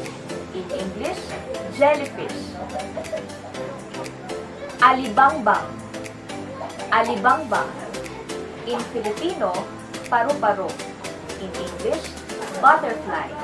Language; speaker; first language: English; non-native, local second language; Aklanon